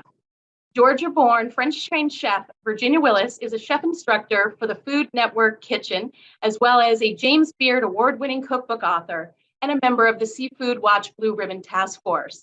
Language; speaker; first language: English; native; English